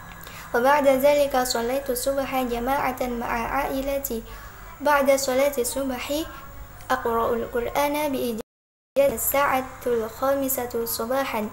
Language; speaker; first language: Arabic; non-native, learner; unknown